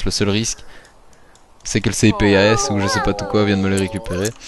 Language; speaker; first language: French; native; French